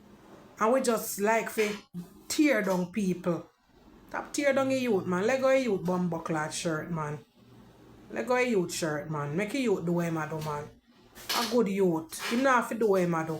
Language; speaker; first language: English; native; English